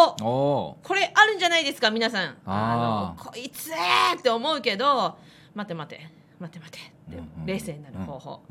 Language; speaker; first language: Japanese; native; Japanese